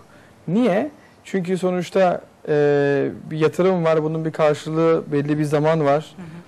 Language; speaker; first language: Turkish; native; Turkish